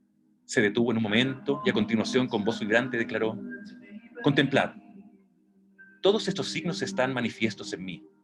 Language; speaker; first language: Spanish; native; Spanish